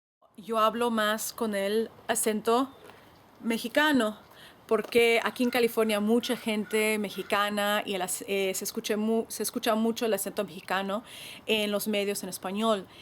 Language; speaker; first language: Spanish; non-native, fluent; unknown